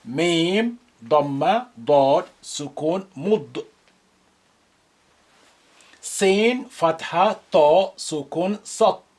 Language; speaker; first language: Arabic; non-native, fluent; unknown